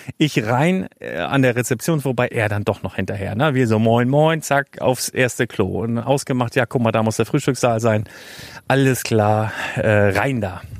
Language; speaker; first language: German; native; German